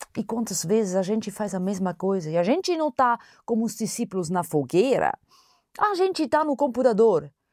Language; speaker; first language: Portuguese; non-native, fluent; German